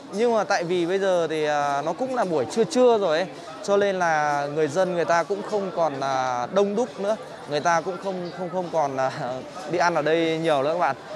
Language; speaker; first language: Vietnamese; native; Vietnamese